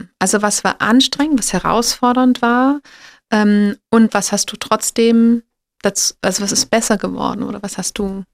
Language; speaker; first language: German; native; German